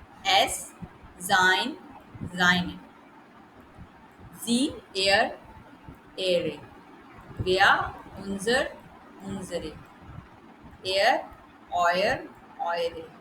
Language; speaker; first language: German; non-native, learner; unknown